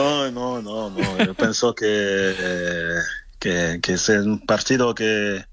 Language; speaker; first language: Spanish; non-native, learner; French